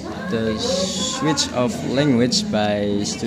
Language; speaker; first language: English; non-native, learner; Indonesian